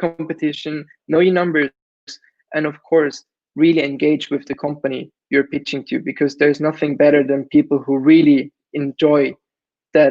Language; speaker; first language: English; non-native, fluent; German